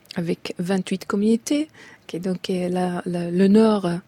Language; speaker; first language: French; non-native, fluent; Arabic